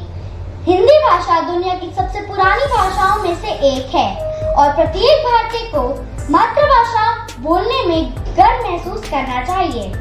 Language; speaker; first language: Hindi; native; Hindi